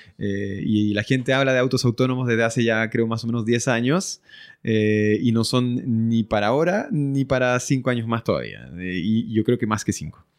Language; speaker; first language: Spanish; early bilingual, other home language; French